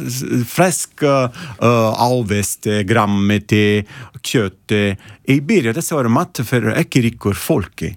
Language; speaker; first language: Icelandic; non-native, learner; Italian